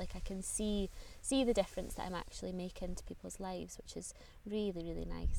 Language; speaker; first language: English; native; English